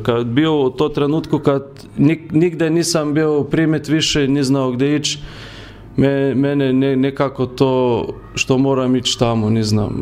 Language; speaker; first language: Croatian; non-native, learner; Lithuanian